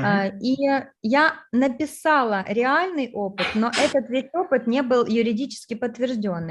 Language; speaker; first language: Russian; native; Russian